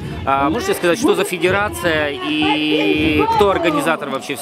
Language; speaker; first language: Russian; native; Russian